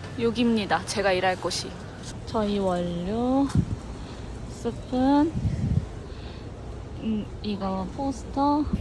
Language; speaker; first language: Korean; native; Korean